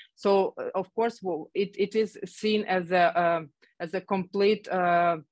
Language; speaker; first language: English; non-native, fluent; Ukrainian